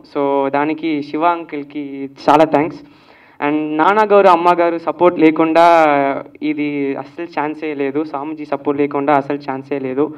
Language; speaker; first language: Telugu; native; Telugu